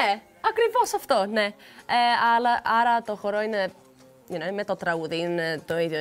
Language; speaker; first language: Greek; early bilingual, heritage; Greek